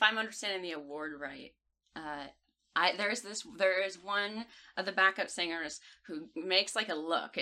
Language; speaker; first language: English; native; English